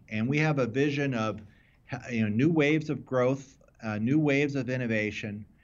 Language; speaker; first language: English; native; English